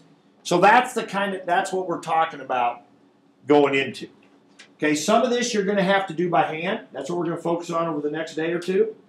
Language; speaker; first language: English; native; English